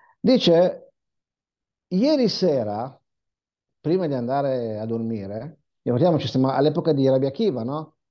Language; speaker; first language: Italian; non-native, fluent; Hebrew